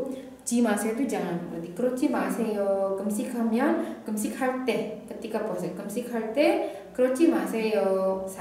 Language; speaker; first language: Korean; non-native, fluent; Indonesian